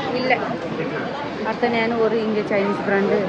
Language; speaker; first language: Malayalam; non-native, learner; Nepali